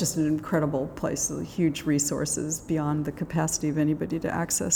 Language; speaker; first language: English; native; English